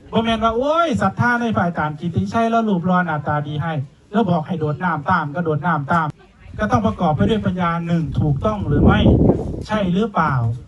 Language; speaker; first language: Thai; native; Thai